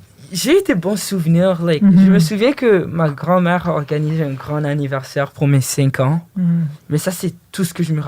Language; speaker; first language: French; early bilingual, other home language; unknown